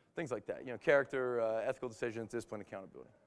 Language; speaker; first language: English; native; English